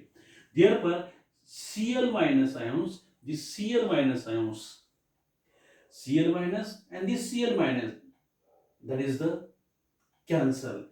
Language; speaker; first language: English; non-native, local second language; Marathi